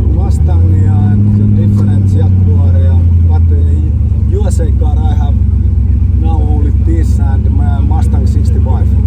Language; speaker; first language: English; non-native, learner; Finnish